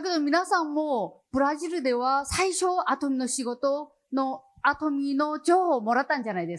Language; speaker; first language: Japanese; non-native, fluent; Chinese